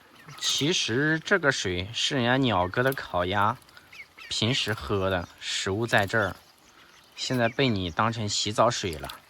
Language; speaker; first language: Chinese; native; Chinese